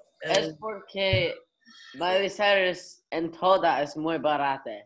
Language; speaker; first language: Spanish; non-native, learner; English